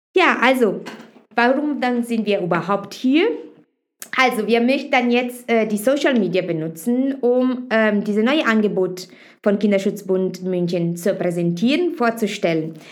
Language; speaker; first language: German; non-native, fluent; Italian